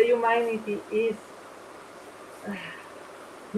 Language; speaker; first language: English; non-native, fluent; Italian